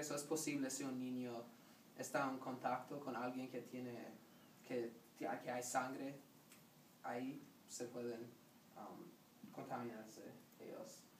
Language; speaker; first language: Spanish; non-native, learner; English